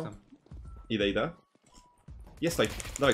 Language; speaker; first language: Polish; native; Polish